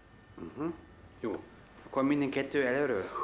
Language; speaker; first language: Hungarian; non-native, fluent; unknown